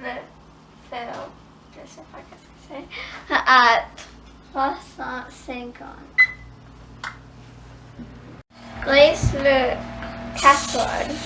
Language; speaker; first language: French; non-native, learner; English